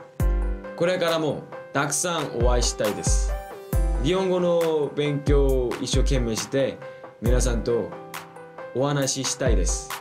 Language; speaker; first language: Japanese; non-native, learner; Korean